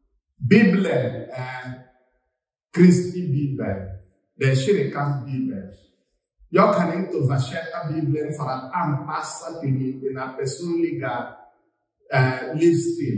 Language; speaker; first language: Swedish; non-native, fluent; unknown